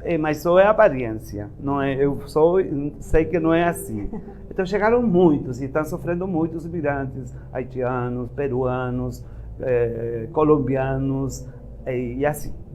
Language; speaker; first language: Portuguese; non-native, fluent; Spanish